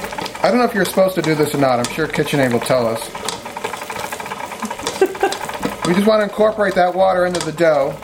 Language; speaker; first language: English; native; English